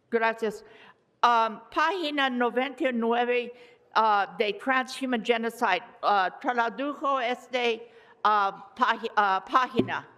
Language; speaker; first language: Spanish; non-native, learner; English